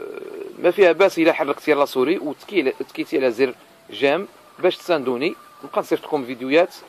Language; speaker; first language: Arabic; native; Arabic